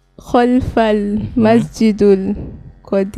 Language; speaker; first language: Arabic; non-native, learner; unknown